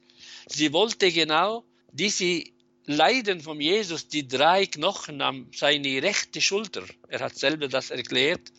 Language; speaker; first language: German; non-native, fluent; Arabic